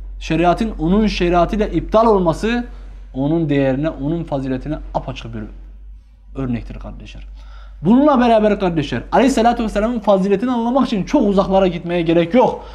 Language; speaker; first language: Turkish; native; Turkish